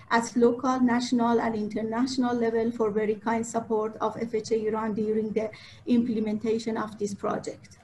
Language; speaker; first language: English; non-native, fluent; Persian